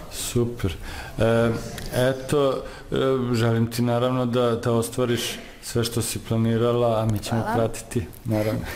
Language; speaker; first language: Serbian; native; Serbian